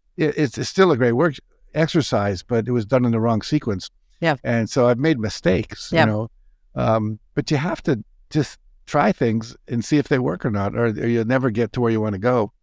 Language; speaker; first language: English; native; English